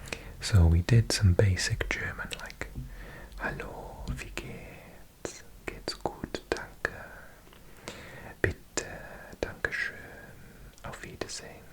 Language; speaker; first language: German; non-native, learner; Welsh